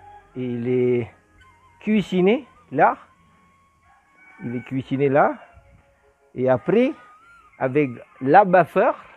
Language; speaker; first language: French; non-native, learner; Indonesian